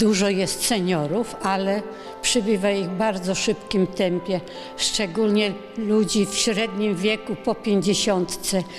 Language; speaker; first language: Polish; native; Polish